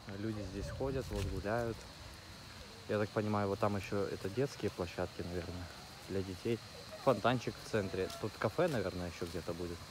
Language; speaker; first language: Russian; native; Russian